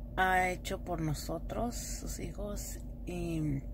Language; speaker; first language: Spanish; early bilingual, heritage; Spanish